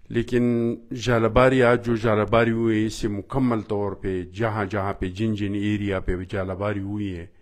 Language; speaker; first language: Urdu; non-native, local second language; Pashto